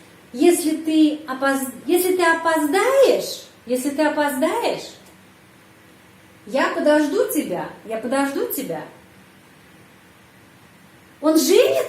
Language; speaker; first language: Russian; non-native, fluent; Indonesian